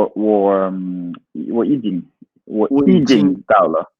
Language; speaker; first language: Chinese; non-native, learner; Swedish